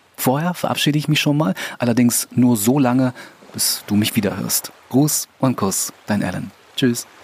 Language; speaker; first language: German; native; German